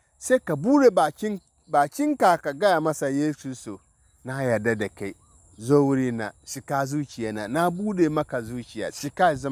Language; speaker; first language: Hausa; non-native, local second language; Dyula